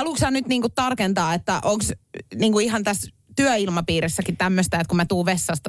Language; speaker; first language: Finnish; native; Finnish